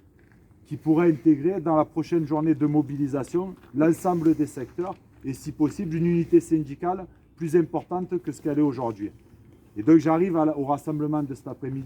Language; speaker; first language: French; native; French